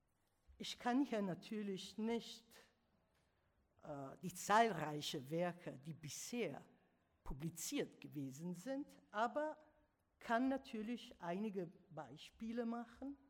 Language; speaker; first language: German; non-native, fluent; Italian